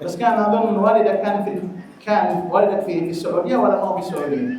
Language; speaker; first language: Arabic; non-native, fluent; Indonesian